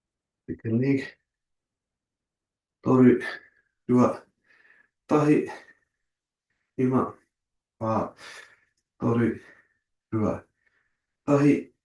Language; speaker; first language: Māori; non-native, local second language; English